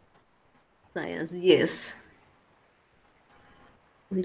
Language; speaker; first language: English; non-native, learner; Spanish